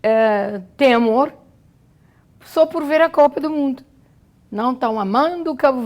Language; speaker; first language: Portuguese; non-native, local second language; Kabuverdianu